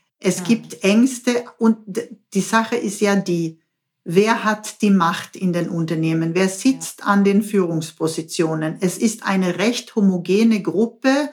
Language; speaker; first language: German; non-native, fluent; Swedish